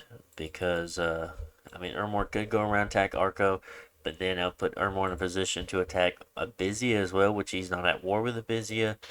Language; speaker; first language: English; native; English